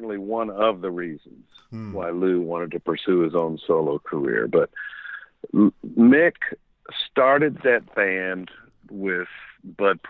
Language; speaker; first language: English; native; English